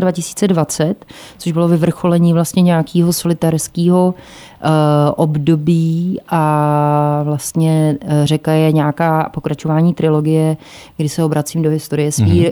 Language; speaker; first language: Czech; native; Czech